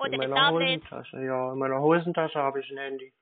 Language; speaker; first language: German; native; German